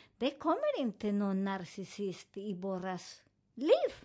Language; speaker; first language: Swedish; non-native, fluent; Spanish